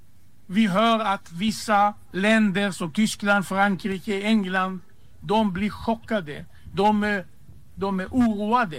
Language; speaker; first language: Swedish; non-native, fluent; Hebrew